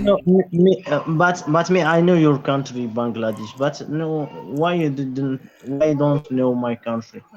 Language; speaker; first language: English; non-native, learner; Arabic